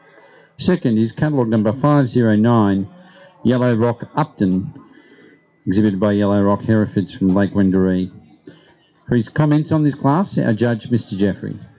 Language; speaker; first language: English; native; English